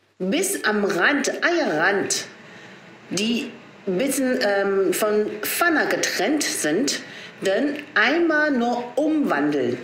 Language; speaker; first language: German; non-native, learner; Chinese